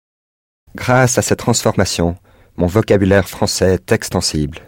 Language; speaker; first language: French; non-native, learner; English